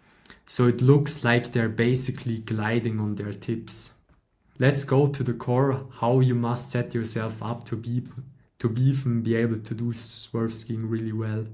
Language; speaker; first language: English; non-native, fluent; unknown